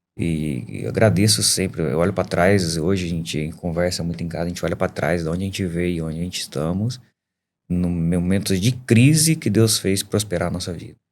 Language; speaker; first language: Portuguese; native; Portuguese